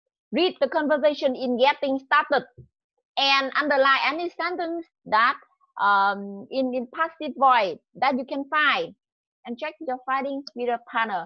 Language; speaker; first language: English; non-native, fluent; Vietnamese